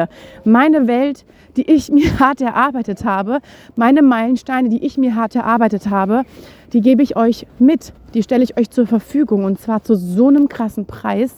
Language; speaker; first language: German; native; German